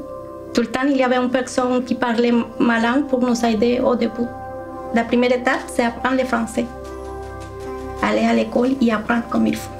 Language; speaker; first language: French; non-native, learner; Spanish